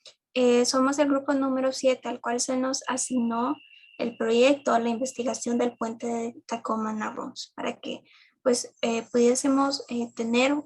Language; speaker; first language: Spanish; native; Spanish